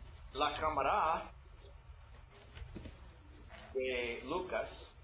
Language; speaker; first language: Spanish; non-native, learner; English